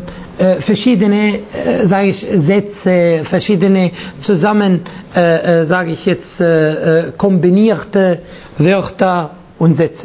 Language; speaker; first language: German; non-native, fluent; Arabic